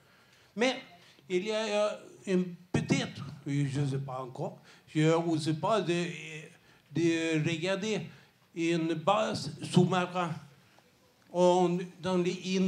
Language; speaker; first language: French; non-native, learner; Swedish